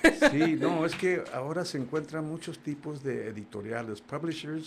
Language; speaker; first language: Spanish; early bilingual, heritage; Spanish